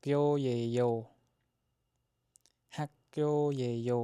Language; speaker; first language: Korean; non-native, fluent; Khmer